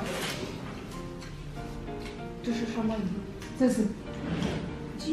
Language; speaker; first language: Chinese; non-native, fluent; Russian